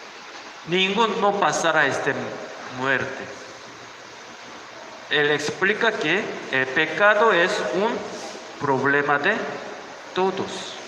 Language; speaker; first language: Spanish; non-native, learner; Korean